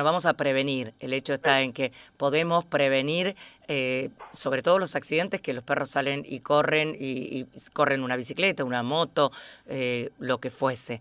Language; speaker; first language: Spanish; native; Spanish